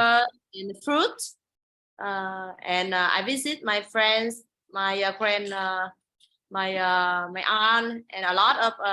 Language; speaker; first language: English; non-native, learner; Vietnamese